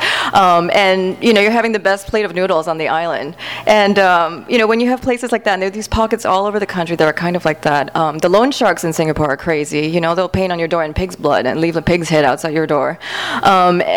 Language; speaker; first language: English; native; English